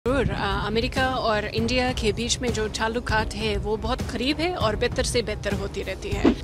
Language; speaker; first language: Hindi; non-native, fluent; English